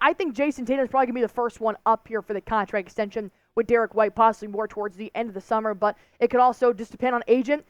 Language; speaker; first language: English; native; English